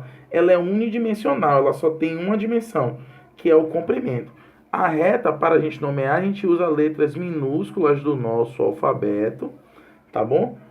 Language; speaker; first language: Portuguese; native; Portuguese